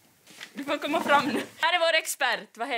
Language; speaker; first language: Swedish; native; Swedish